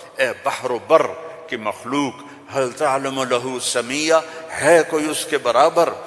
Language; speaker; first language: Urdu; non-native, local second language; Punjabi